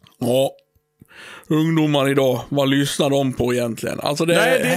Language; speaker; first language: Swedish; native; Swedish